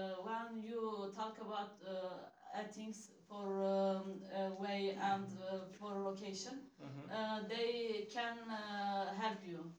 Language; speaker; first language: English; non-native, learner; Turkish